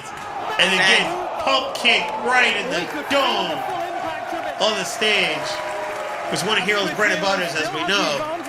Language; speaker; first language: English; native; English